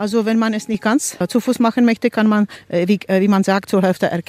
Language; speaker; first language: German; non-native, fluent; Czech